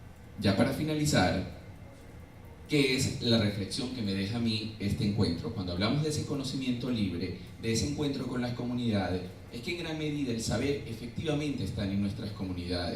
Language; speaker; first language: Spanish; native; Spanish